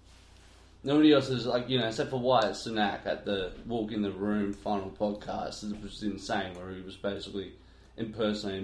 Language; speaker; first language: English; native; English